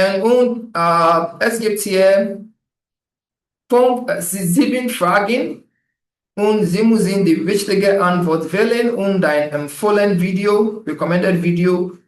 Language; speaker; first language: German; non-native, fluent; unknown